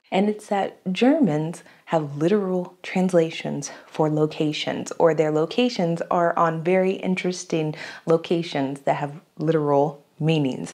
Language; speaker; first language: English; native; English